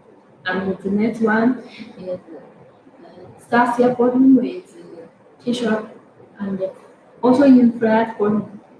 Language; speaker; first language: English; non-native, fluent; Chinese